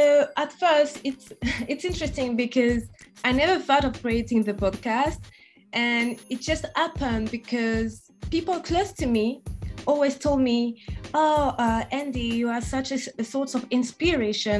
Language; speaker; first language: English; non-native, fluent; French